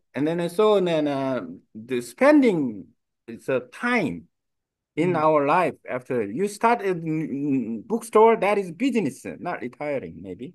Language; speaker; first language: English; non-native, learner; Korean